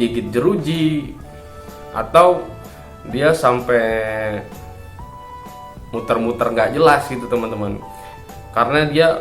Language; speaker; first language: Indonesian; native; Indonesian